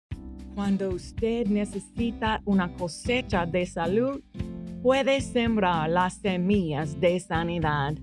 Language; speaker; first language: Spanish; non-native, fluent; English